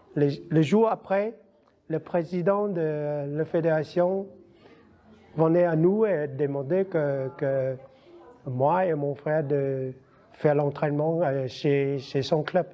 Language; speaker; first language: French; non-native, learner; Vietnamese